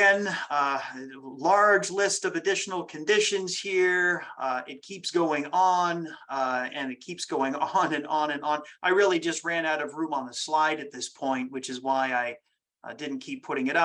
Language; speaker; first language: English; native; English